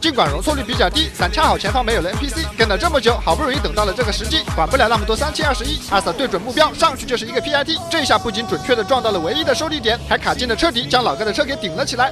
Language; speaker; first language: Chinese; native; Chinese